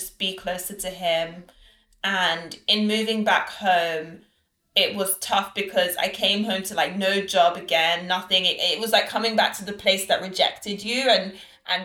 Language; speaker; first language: English; native; English